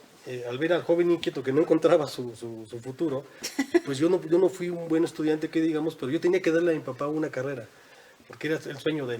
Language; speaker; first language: Spanish; native; Spanish